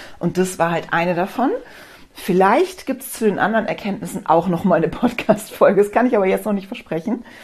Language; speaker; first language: German; native; German